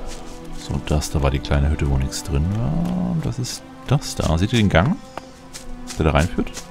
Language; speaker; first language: German; native; German